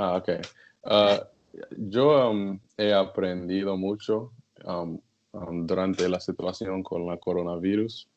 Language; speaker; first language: Spanish; non-native, learner; English